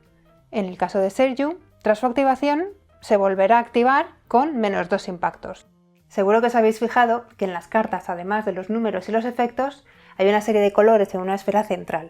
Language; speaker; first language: Spanish; native; Spanish